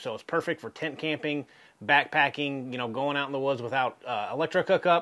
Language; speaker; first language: English; native; English